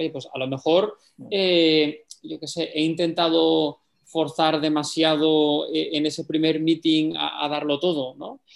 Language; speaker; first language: Spanish; native; Spanish